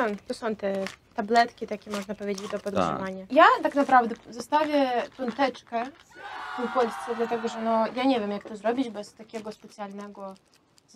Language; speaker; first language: Polish; non-native, fluent; Russian